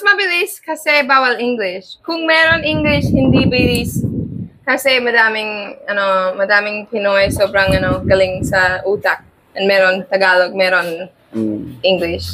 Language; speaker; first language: Filipino; non-native, learner; English